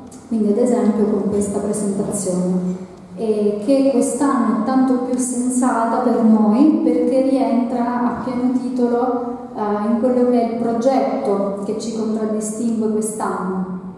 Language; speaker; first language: Italian; native; Italian